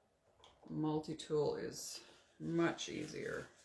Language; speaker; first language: English; native; English